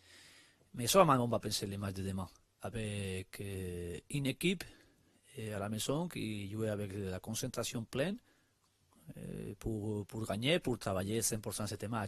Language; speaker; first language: French; non-native, learner; Spanish